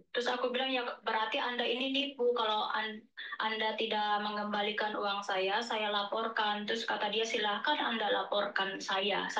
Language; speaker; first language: Indonesian; native; Indonesian